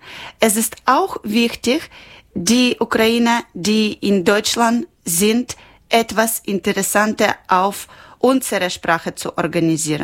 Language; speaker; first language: German; non-native, learner; Ukrainian